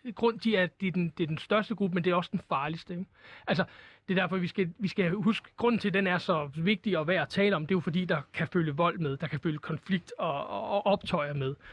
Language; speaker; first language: Danish; native; Danish